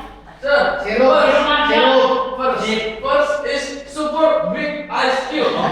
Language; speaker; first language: English; non-native, learner; Indonesian